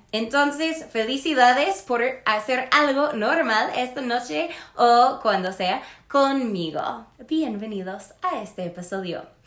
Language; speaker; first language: Spanish; non-native, fluent; English